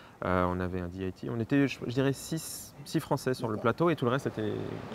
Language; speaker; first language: French; native; French